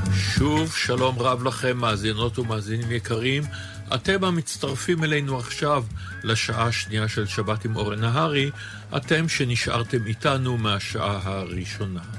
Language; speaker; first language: Hebrew; native; Hebrew